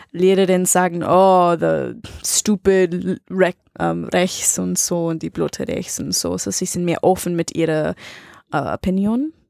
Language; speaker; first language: German; non-native, learner; English